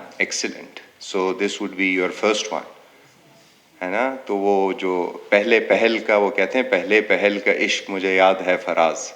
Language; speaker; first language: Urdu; non-native, local second language; Pashto